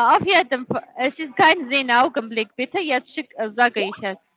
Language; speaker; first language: German; non-native, learner; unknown